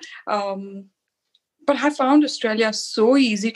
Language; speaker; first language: English; non-native, local second language; Hindi